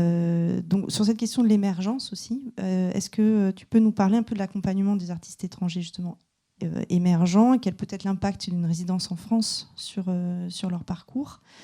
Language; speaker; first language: French; native; French